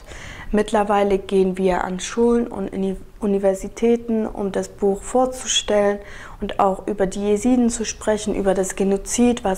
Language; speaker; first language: German; early bilingual, other home language; Kurdish